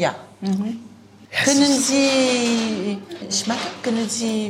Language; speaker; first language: German; non-native, learner; French